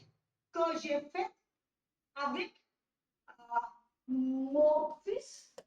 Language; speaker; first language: French; non-native, learner; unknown